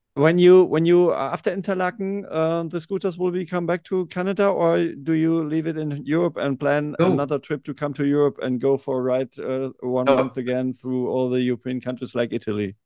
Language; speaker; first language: English; non-native, learner; German